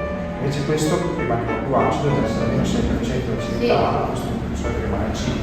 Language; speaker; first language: Italian; native; Italian